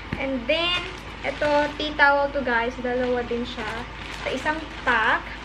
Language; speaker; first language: Filipino; native; Filipino